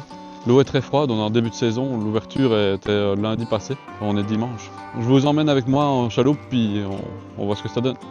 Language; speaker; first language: French; native; French